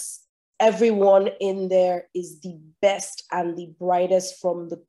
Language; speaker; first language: English; non-native, local second language; Yoruba